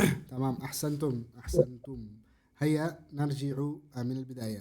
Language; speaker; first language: Arabic; non-native, fluent; Indonesian